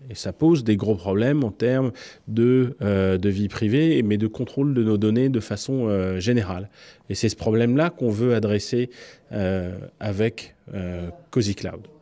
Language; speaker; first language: French; native; French